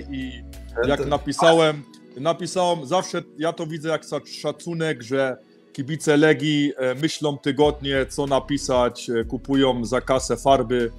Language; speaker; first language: Polish; early bilingual, heritage; Polish